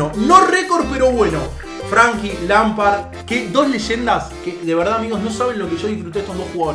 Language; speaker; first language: Spanish; native; Spanish